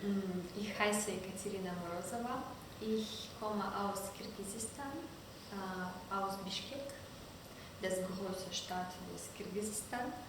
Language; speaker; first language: German; non-native, learner; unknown